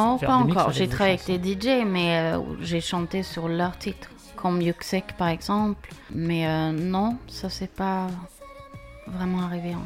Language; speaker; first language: French; non-native, fluent; Swedish